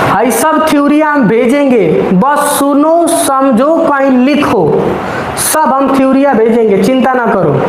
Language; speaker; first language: Hindi; native; Hindi